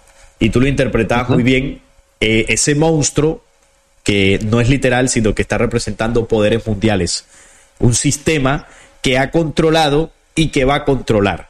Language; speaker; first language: Spanish; native; Spanish